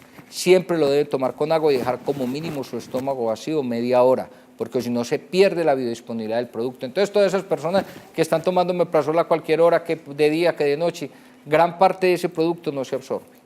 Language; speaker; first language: Spanish; native; Spanish